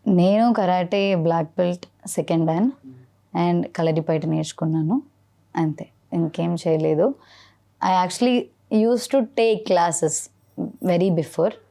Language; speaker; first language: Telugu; non-native, learner; Malayalam